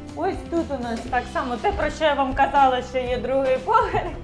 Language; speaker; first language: Ukrainian; non-native, local second language; Russian